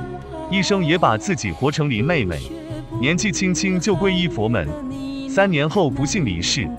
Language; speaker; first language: Chinese; native; Chinese